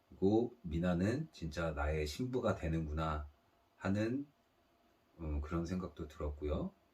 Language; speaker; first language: Korean; native; Korean